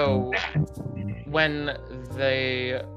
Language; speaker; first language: English; native; English